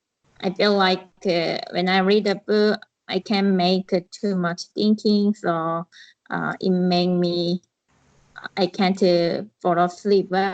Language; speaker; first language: English; non-native, learner; Korean